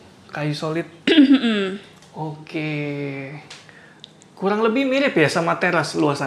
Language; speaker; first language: Indonesian; native; Indonesian